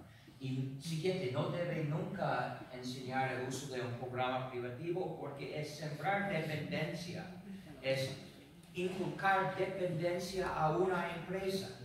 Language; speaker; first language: Spanish; non-native, fluent; English